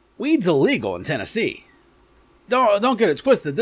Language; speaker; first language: English; native; English